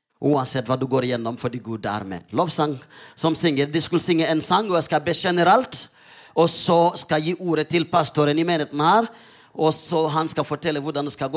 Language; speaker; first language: Norwegian; non-native, fluent; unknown